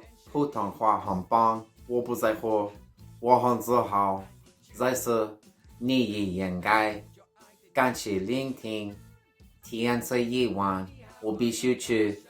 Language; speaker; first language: Chinese; non-native, learner; English